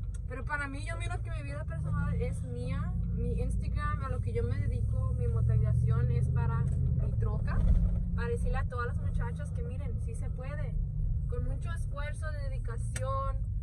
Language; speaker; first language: Spanish; native; Spanish